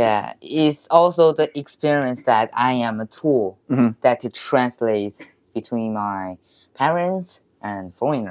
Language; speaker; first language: English; non-native, learner; Chinese